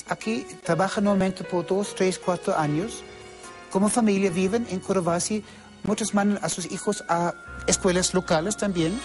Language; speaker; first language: Spanish; non-native, fluent; German